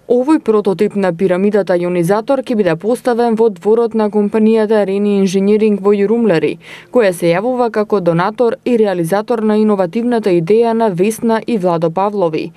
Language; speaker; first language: Macedonian; native; Macedonian